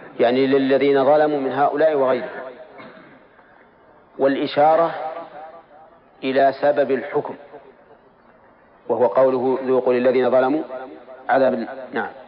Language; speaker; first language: Arabic; native; Arabic